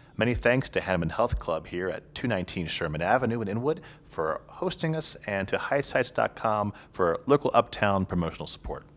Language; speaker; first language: English; native; English